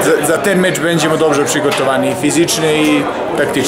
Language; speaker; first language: Polish; non-native, learner; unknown